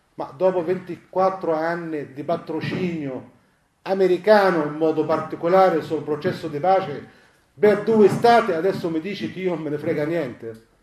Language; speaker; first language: Italian; non-native, fluent; Arabic